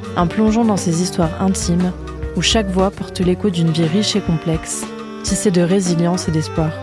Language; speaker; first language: French; native; French